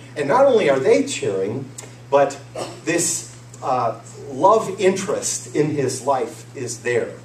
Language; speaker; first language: English; native; English